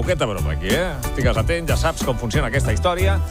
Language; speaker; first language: Catalan; native; Catalan